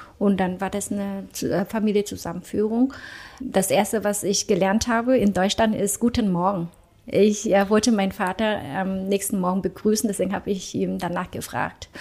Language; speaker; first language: German; early bilingual, other home language; Vietnamese